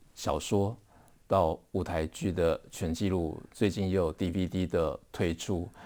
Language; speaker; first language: Chinese; native; Chinese